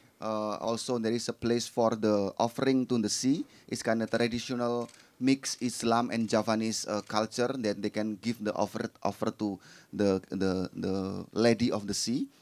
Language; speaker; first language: English; non-native, fluent; Indonesian